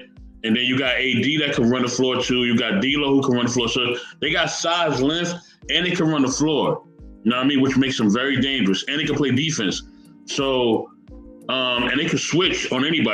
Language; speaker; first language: English; native; English